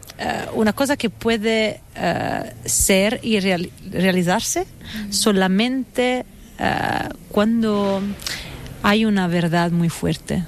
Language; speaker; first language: Spanish; non-native, fluent; Italian